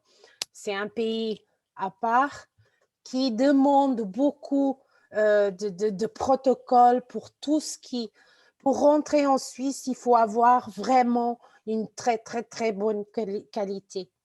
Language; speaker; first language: French; non-native, fluent; Portuguese